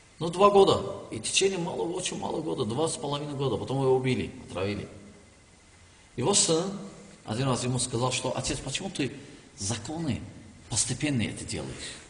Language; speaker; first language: Russian; non-native, learner; Turkish